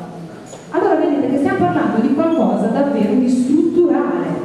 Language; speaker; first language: Italian; native; Italian